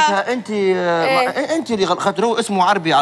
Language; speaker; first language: Arabic; native; Arabic